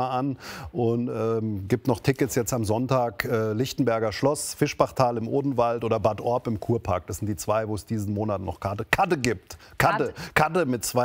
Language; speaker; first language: German; native; German